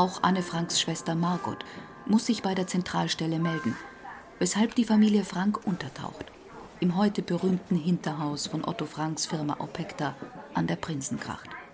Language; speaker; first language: German; native; German